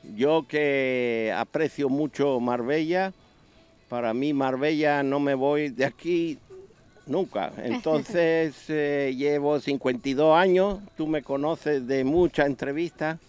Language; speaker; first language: Spanish; native; Spanish